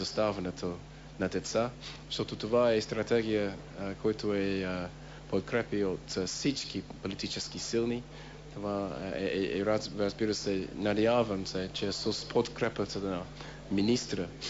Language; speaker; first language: Bulgarian; non-native, fluent; English